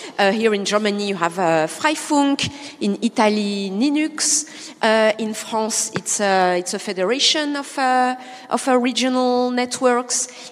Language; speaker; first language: English; non-native, fluent; French